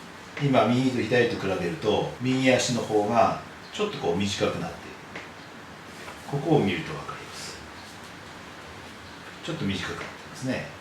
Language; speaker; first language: Japanese; native; Japanese